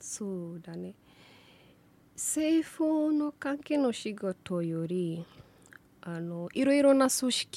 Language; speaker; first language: Japanese; non-native, learner; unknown